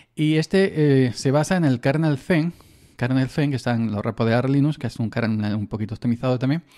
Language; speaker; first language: Spanish; native; Spanish